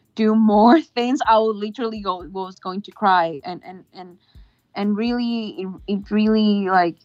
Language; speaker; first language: English; non-native, fluent; Spanish